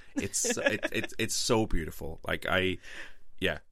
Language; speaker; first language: English; native; English